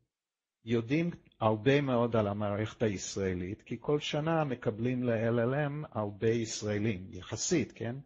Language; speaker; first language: Hebrew; non-native, fluent; English